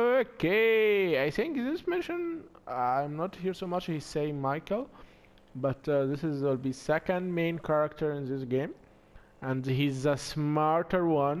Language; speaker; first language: English; non-native, learner; Arabic